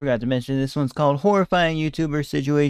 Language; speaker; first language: English; native; English